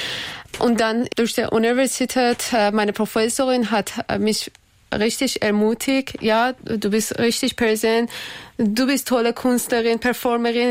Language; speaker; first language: German; non-native, learner; Persian